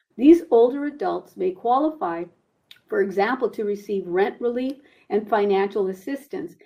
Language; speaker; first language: English; early bilingual, other home language; Spanish